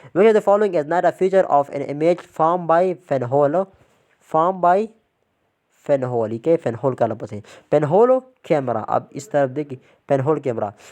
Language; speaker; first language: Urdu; non-native, local second language; Pashto